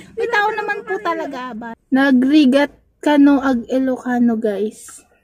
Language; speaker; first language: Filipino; native; Filipino